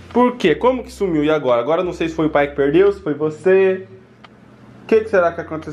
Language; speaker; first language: Portuguese; native; Portuguese